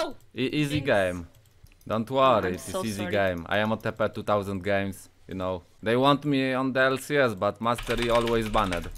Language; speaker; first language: English; non-native, learner; Polish